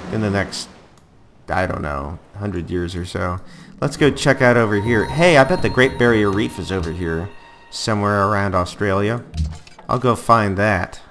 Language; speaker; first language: English; native; English